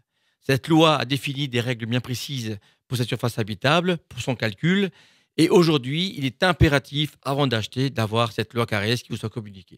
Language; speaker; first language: French; native; French